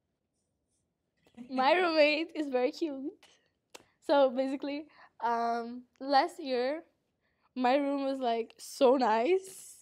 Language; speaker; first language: English; non-native, fluent; Portuguese